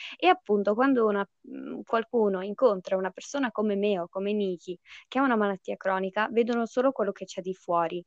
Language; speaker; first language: Italian; early bilingual, other home language; English